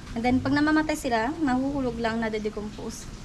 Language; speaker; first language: Filipino; native; Filipino